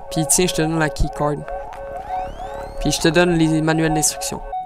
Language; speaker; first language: French; native; French